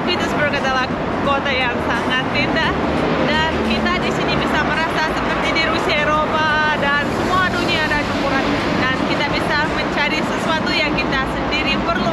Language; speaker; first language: Indonesian; non-native, fluent; Russian